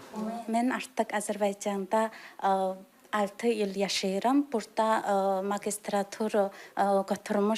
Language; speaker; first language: Azerbaijani; non-native, learner; Chinese